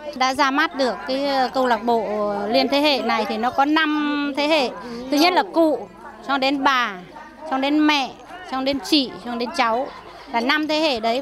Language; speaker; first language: Vietnamese; non-native, local second language; Tày